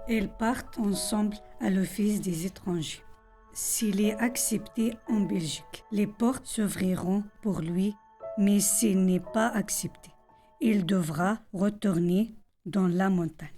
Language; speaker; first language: French; non-native, learner; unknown